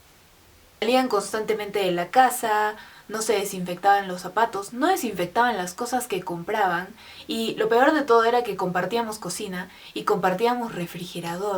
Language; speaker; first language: Spanish; native; Spanish